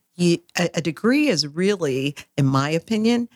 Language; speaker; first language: English; native; English